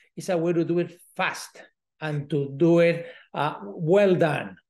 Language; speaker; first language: English; non-native, fluent; Spanish